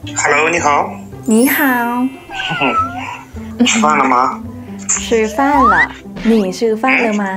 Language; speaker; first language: Chinese; non-native, fluent; Thai